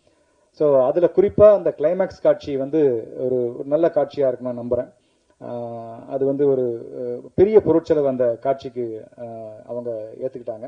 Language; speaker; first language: Tamil; native; Tamil